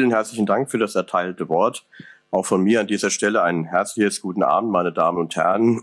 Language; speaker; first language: German; native; German